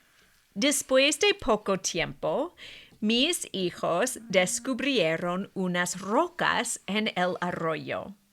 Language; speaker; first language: Spanish; non-native, fluent; English